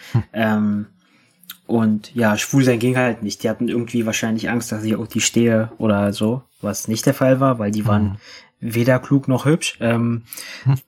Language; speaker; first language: German; native; German